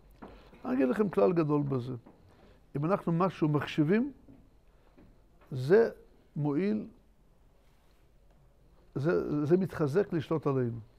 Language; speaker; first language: Hebrew; non-native, fluent; Russian